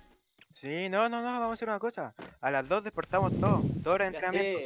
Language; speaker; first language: Spanish; native; Spanish